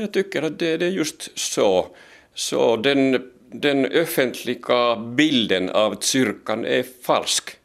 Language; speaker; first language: Swedish; non-native, local second language; Finnish